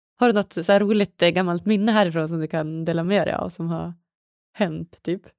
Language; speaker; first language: Swedish; native; Swedish